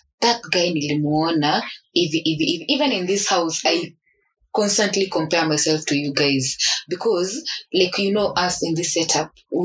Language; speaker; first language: English; non-native, local second language; Swahili